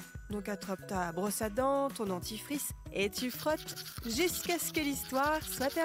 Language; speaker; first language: French; native; French